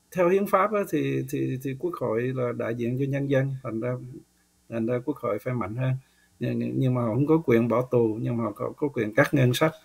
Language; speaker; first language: Vietnamese; native; Vietnamese